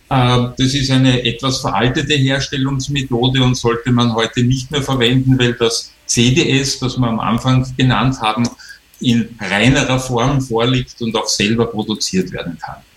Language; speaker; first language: German; native; German